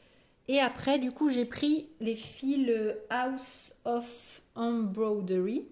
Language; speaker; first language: French; native; French